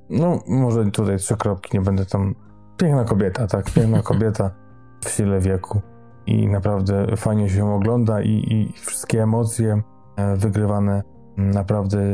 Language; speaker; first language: Polish; native; Polish